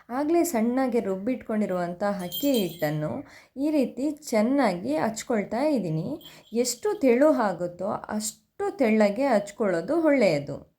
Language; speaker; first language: Kannada; non-native, local second language; Tulu